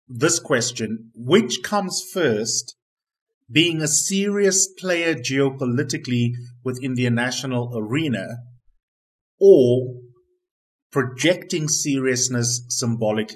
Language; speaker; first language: English; non-native, local second language; Afrikaans